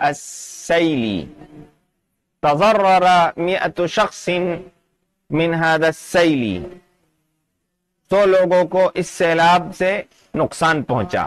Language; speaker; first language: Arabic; non-native, fluent; Urdu